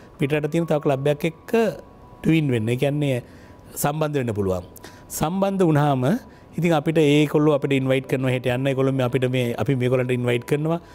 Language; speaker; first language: Sinhala; native; Sinhala